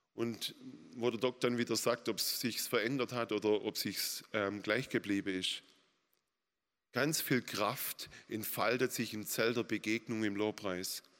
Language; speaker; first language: German; native; German